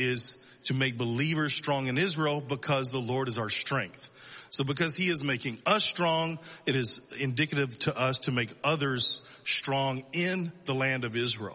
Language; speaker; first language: English; native; English